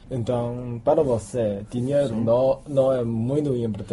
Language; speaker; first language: Portuguese; non-native, fluent; Chinese